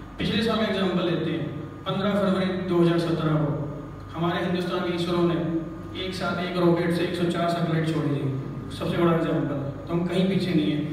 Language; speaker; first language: Hindi; native; Hindi